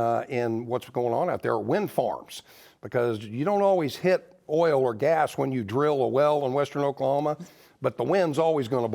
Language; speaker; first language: English; native; English